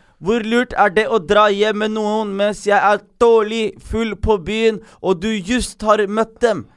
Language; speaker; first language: Norwegian; early bilingual, other home language; Somali